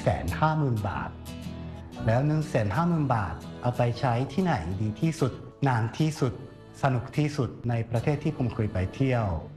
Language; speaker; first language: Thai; non-native, fluent; Japanese